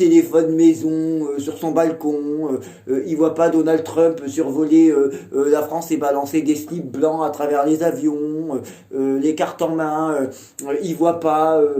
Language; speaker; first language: French; native; French